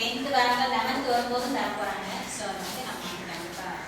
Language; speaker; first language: Tamil; native; Tamil